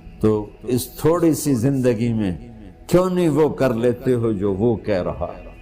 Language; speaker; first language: Urdu; non-native, local second language; Punjabi